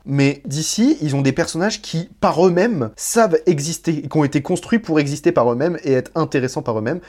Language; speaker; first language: French; native; French